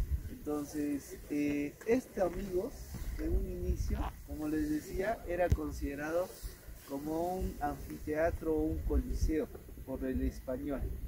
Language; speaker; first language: Spanish; native; Spanish